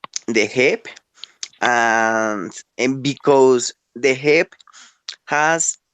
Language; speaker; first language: English; non-native, learner; Spanish